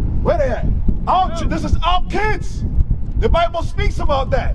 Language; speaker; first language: English; early bilingual, other home language; Spanish